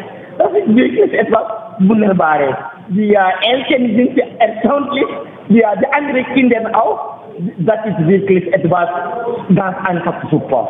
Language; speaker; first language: German; non-native, learner; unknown